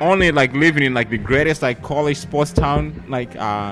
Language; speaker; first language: English; non-native, local second language; Shona